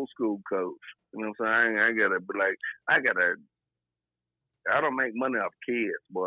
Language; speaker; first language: English; native; English